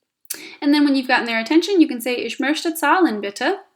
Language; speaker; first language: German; non-native, fluent; English